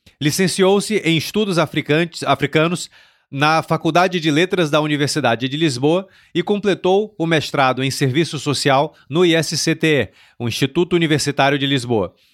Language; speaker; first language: Portuguese; native; Portuguese